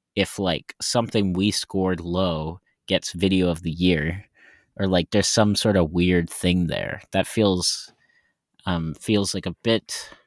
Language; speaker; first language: English; native; English